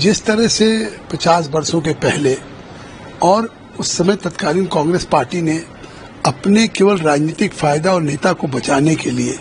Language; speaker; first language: Hindi; native; Hindi